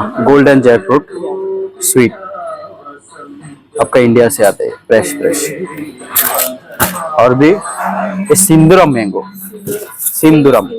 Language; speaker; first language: Hindi; non-native, fluent; Malayalam